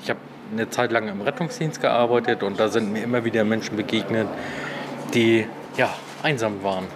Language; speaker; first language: German; native; German